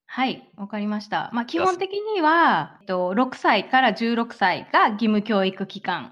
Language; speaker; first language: Japanese; native; Japanese